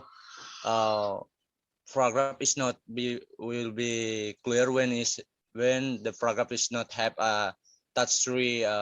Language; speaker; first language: English; non-native, learner; Indonesian